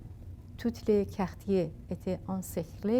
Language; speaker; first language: French; non-native, fluent; Persian